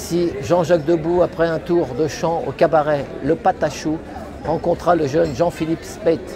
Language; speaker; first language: French; native; French